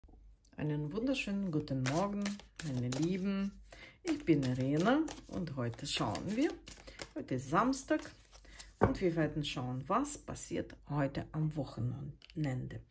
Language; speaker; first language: German; non-native, fluent; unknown